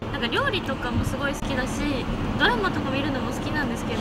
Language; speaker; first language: Japanese; native; Japanese